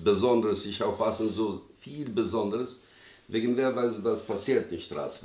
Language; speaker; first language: German; non-native, learner; Albanian